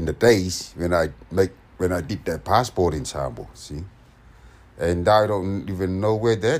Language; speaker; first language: English; non-native, fluent; Samoan